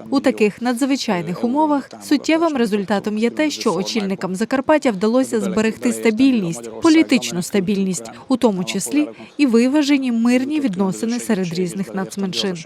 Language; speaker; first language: Ukrainian; native; Ukrainian